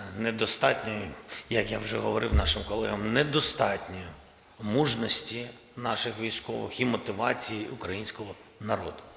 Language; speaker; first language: Ukrainian; non-native, local second language; Russian